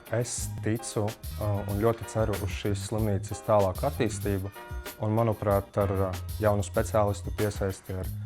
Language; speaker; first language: Latvian; native; Latvian